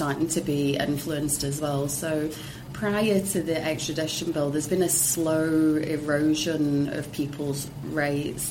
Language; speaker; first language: English; native; English